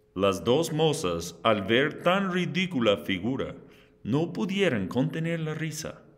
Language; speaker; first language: Spanish; non-native, fluent; English